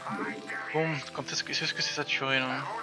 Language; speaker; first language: French; native; French